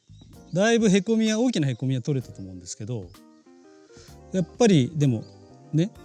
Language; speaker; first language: Japanese; native; Japanese